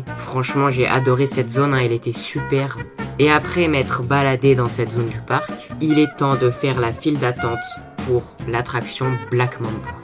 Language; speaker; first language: French; native; French